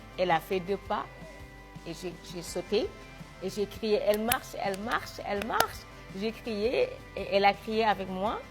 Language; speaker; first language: French; non-native, local second language; Wolof